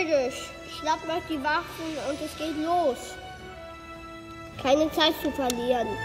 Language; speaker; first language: German; native; German